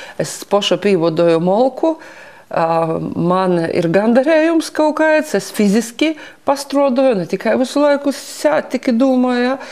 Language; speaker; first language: Latvian; native; Latvian